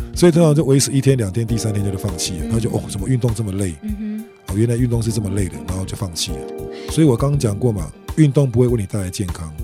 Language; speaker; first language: Chinese; native; Chinese